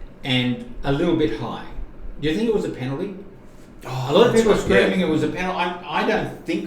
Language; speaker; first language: English; native; English